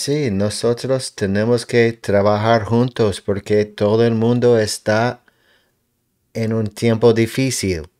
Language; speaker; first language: Spanish; non-native, learner; English